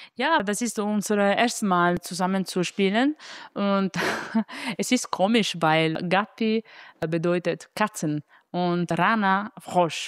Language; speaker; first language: German; non-native, fluent; Italian